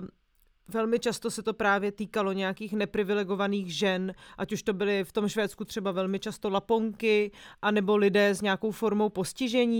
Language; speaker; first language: Czech; native; Czech